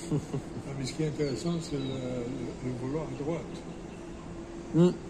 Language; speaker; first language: French; native; French